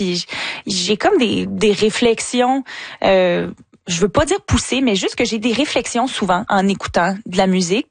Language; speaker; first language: French; native; French